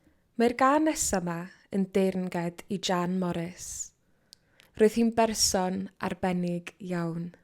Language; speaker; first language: Welsh; native; Welsh